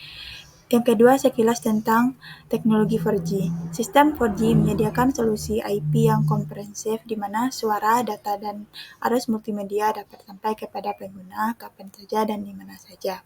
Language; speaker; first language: Indonesian; native; Indonesian